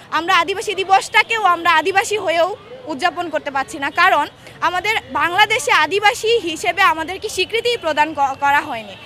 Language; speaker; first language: Bangla; non-native, local second language; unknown